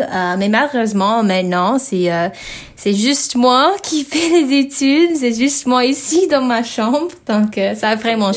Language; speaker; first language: French; non-native, learner; English